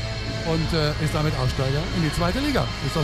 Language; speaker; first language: German; native; German